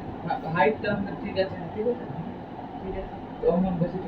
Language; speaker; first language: Hindi; non-native, local second language; Bangla